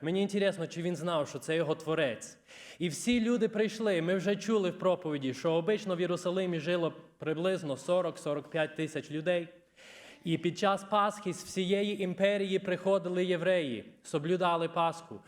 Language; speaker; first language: Ukrainian; native; Ukrainian